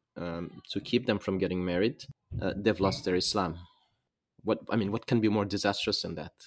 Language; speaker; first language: English; non-native, fluent; Arabic